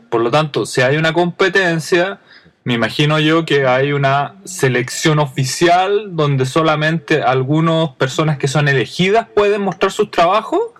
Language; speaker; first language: Spanish; native; Spanish